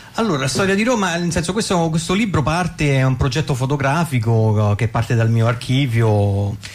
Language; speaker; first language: Italian; native; Italian